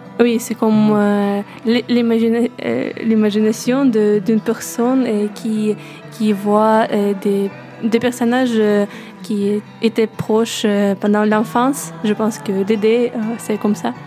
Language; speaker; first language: French; non-native, learner; Russian